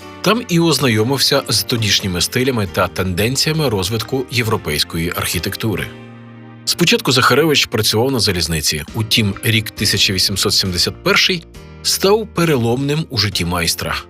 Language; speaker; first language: Ukrainian; native; Ukrainian